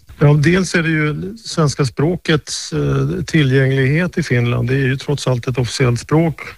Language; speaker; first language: Swedish; native; Swedish